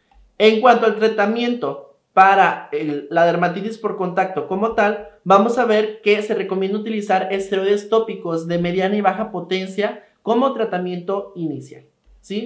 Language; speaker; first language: Spanish; native; Spanish